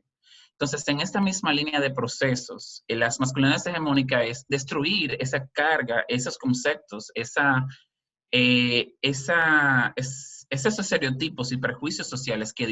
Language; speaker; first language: Spanish; native; Spanish